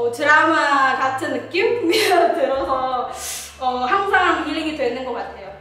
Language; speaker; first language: Korean; non-native, fluent; Indonesian